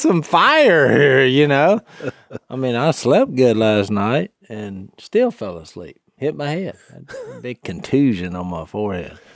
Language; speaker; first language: English; native; English